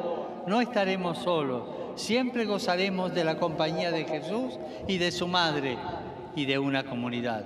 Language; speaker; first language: Spanish; native; Spanish